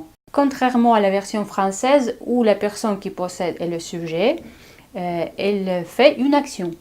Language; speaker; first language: French; non-native, fluent; Russian